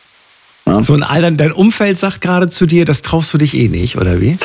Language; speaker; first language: German; native; German